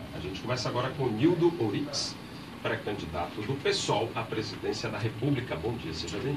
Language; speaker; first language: Portuguese; native; Portuguese